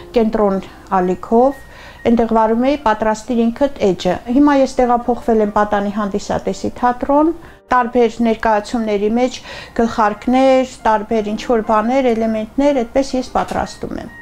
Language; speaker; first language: Armenian; native; Armenian